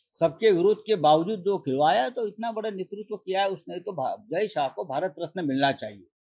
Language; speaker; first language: Hindi; non-native, local second language; Marathi